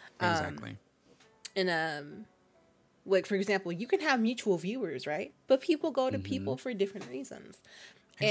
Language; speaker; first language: English; native; English